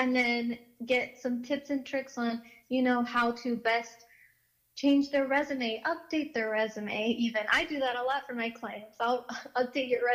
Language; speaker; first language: English; native; English